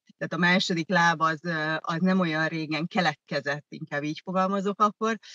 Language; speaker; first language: Hungarian; early bilingual, other home language; German